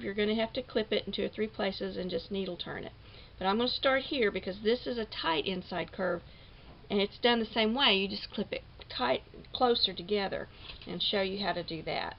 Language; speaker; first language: English; native; English